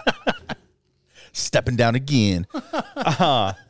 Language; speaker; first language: English; native; English